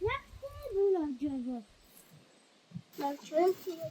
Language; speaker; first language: Polish; early bilingual, heritage; Polish